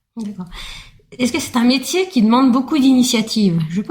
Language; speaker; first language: French; native; French